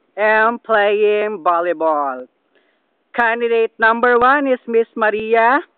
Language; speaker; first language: English; non-native, local second language; Filipino